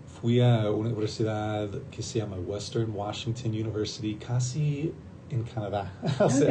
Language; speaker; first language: Spanish; non-native, fluent; English